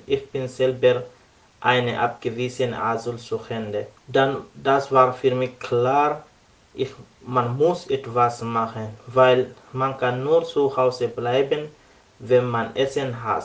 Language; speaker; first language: German; non-native, learner; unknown